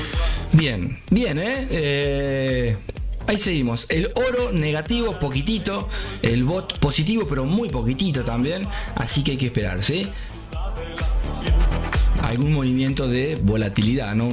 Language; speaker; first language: Spanish; native; Spanish